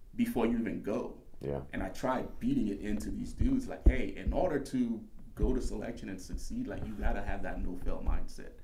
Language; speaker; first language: English; native; English